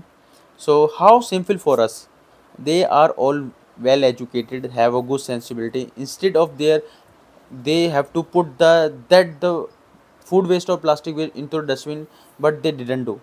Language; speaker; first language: English; non-native, local second language; Hindi